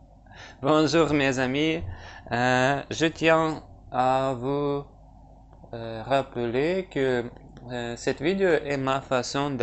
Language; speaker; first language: French; non-native, learner; Russian